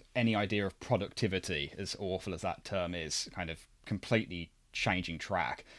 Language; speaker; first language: English; native; English